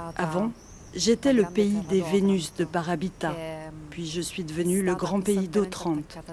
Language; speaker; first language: French; non-native, fluent; Italian